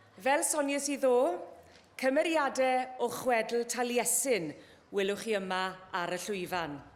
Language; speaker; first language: Welsh; native; Welsh